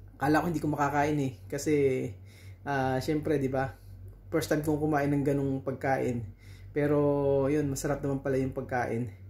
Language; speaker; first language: Filipino; native; Filipino